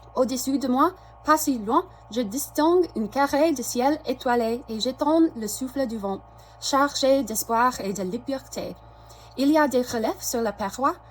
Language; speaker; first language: French; non-native, fluent; English